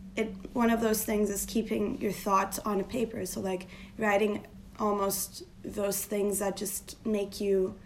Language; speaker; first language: English; non-native, fluent; Turkish